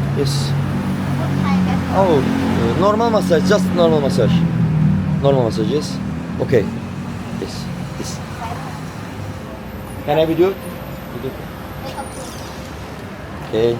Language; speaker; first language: English; non-native, learner; Azerbaijani